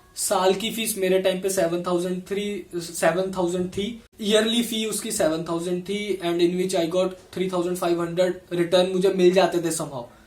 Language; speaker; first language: Hindi; non-native, local second language; Punjabi